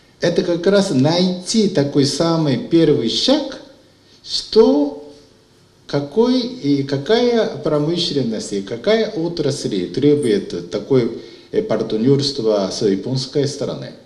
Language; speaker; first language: Russian; non-native, fluent; Japanese